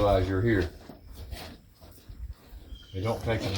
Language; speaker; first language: English; native; English